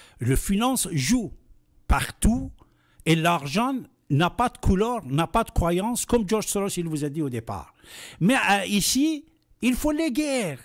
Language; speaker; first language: French; non-native, fluent; Persian